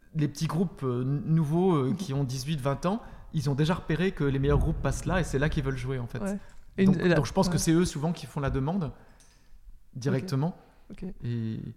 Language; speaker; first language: French; native; French